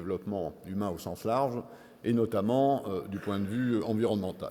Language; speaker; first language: French; native; French